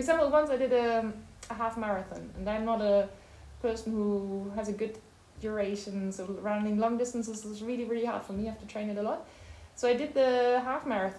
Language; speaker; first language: English; non-native, fluent; German